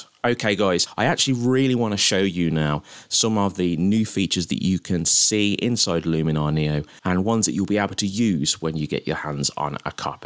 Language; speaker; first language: English; native; English